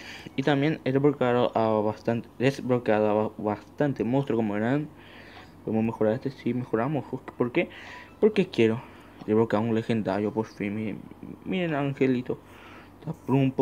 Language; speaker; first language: Spanish; native; Spanish